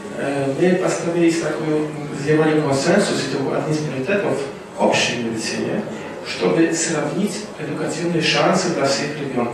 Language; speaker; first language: Russian; non-native, fluent; Polish